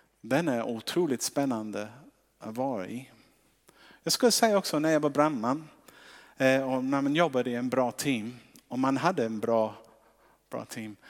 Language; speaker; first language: Swedish; non-native, fluent; English